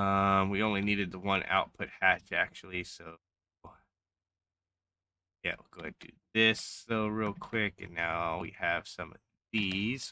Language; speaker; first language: English; native; English